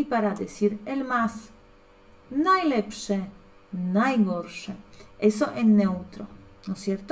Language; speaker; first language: Spanish; non-native, fluent; Polish